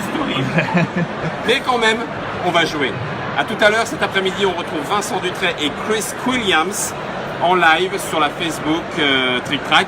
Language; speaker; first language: French; native; French